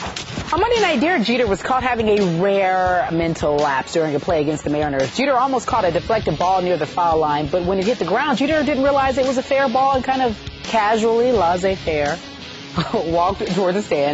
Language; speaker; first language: English; native; English